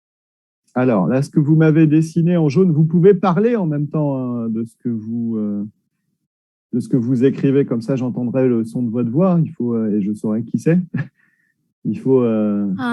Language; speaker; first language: French; native; French